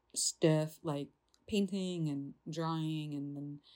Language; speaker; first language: English; non-native, fluent; Indonesian